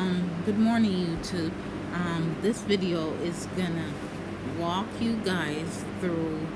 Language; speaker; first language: English; native; English